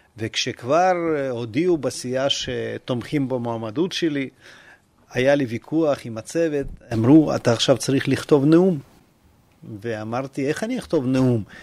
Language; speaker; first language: Hebrew; non-native, fluent; Russian